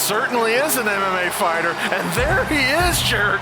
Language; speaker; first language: English; native; English